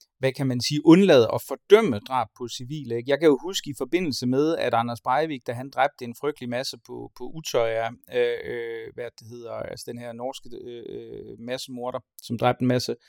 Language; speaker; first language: Danish; native; Danish